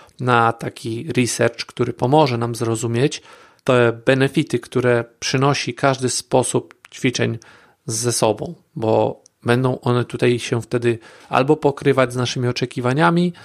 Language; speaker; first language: Polish; native; Polish